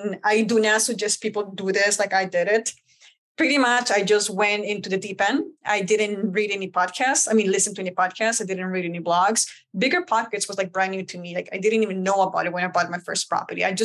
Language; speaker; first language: English; early bilingual, other home language; Spanish